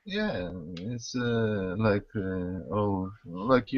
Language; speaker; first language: English; non-native, learner; Russian